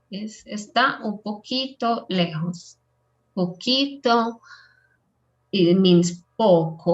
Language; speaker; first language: Spanish; non-native, fluent; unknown